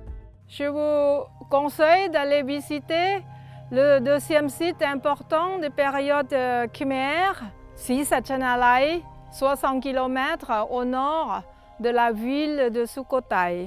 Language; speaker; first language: French; non-native, fluent; Thai